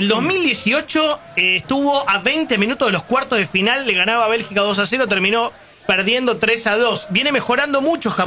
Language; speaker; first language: Spanish; native; Spanish